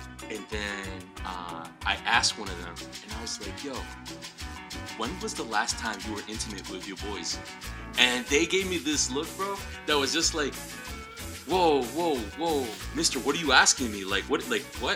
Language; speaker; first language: English; early bilingual, other home language; Spanish